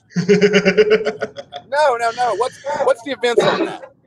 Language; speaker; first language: English; native; English